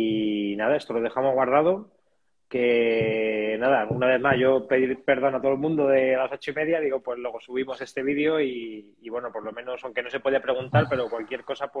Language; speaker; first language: Spanish; native; Spanish